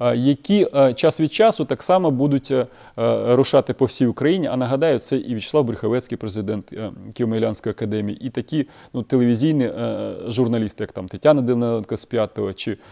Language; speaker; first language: Ukrainian; non-native, local second language; Russian